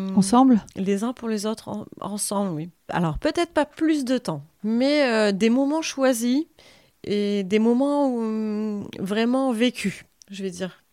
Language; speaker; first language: French; native; French